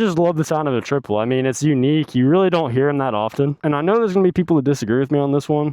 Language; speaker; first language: English; native; English